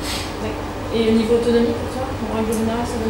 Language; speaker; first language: French; native; French